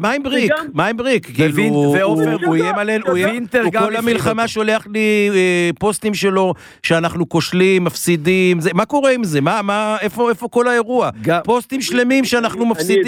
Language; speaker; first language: Hebrew; native; Hebrew